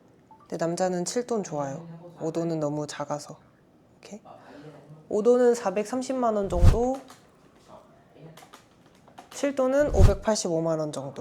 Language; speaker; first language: Korean; non-native, learner; Sinhala